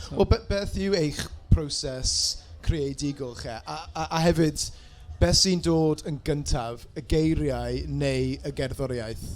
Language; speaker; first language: Welsh; non-native, local second language; English